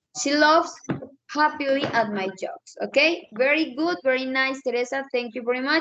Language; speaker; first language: English; non-native, learner; Spanish